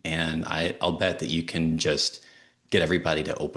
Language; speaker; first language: English; native; English